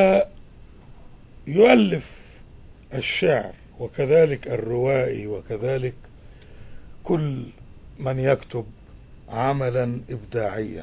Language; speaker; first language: Arabic; native; Arabic